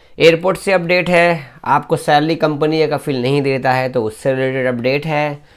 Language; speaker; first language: Hindi; native; Hindi